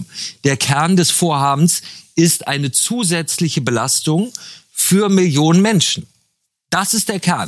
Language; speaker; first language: German; native; German